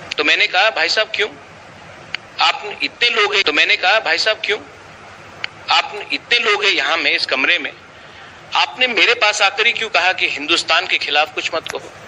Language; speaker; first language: Hindi; non-native, local second language; Kok Borok